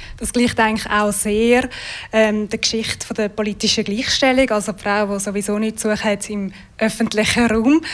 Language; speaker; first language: German; native; German